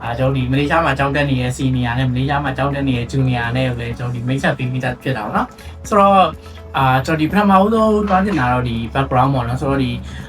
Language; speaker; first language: Burmese; native; Burmese